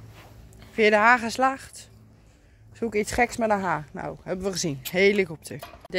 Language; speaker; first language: Dutch; native; Dutch